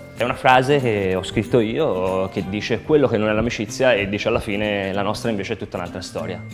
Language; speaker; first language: Italian; native; Italian